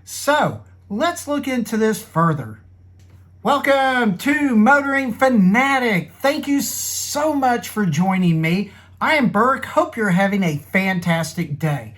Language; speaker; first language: English; native; English